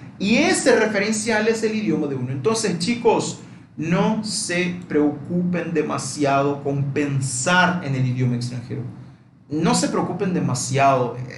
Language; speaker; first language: Spanish; non-native, fluent; Portuguese